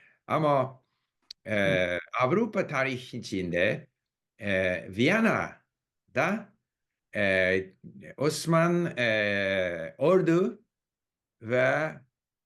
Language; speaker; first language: Turkish; non-native, learner; English